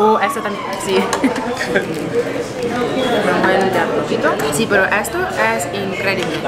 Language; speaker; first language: Spanish; non-native, learner; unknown